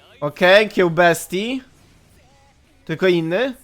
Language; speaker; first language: Polish; native; Polish